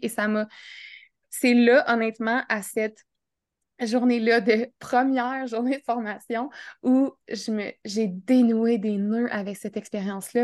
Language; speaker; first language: French; native; French